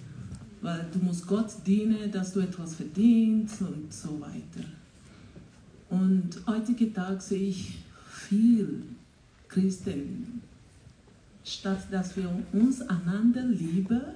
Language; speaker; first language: German; non-native, learner; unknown